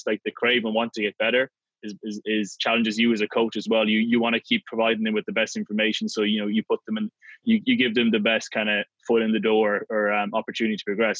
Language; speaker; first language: English; native; English